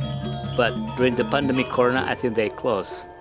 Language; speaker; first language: English; non-native, learner; Indonesian